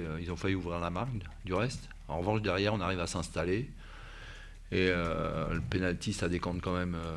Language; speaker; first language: French; native; French